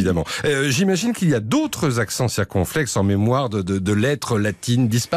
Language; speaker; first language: French; native; French